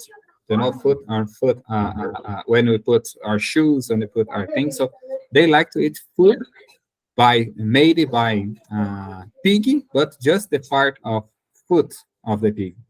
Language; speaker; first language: English; non-native, learner; Portuguese